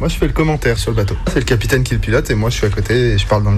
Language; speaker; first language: French; native; French